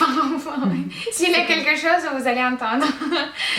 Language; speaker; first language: French; non-native, fluent; Russian